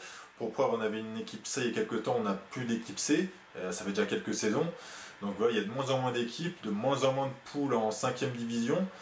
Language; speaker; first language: French; native; French